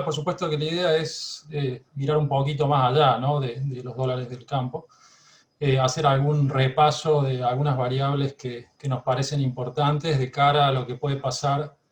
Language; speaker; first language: Spanish; native; Spanish